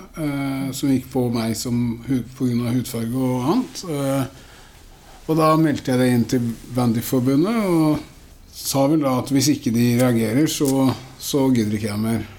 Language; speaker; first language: Norwegian; native; Norwegian